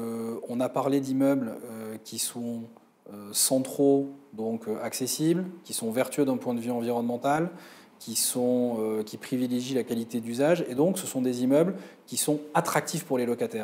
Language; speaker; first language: French; native; French